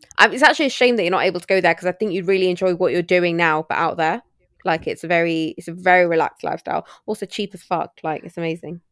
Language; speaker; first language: English; early bilingual, other home language; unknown